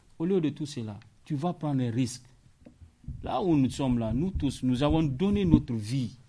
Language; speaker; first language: French; non-native, local second language; Fula